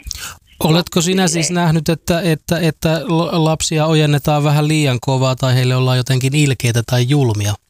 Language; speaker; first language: Finnish; native; Finnish